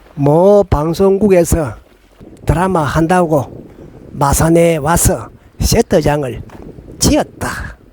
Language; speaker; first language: Korean; native; Korean